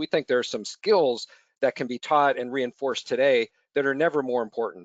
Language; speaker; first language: English; native; English